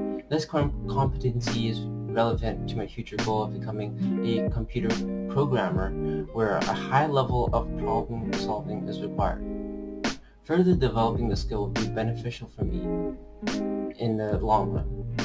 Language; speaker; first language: English; native; English